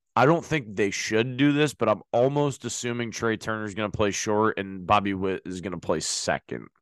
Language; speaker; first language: English; native; English